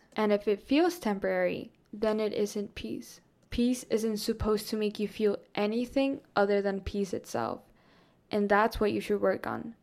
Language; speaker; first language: English; non-native, fluent; Spanish